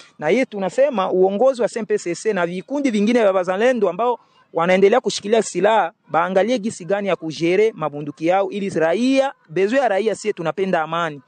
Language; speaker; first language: Swahili; native; Swahili